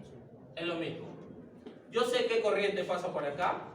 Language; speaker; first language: Spanish; native; Spanish